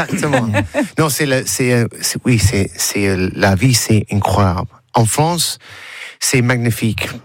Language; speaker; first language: French; non-native, learner; English